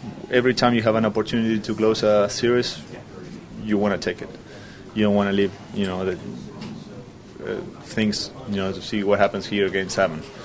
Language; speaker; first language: English; non-native, fluent; Spanish